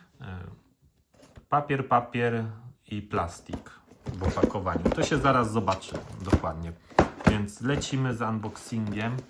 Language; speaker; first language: Polish; native; Polish